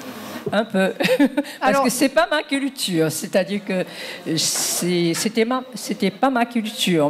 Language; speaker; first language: French; non-native, fluent; Japanese